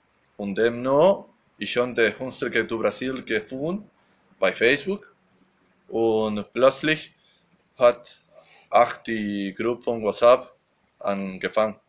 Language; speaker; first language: German; early bilingual, heritage; Spanish